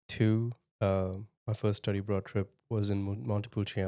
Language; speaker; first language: English; native; English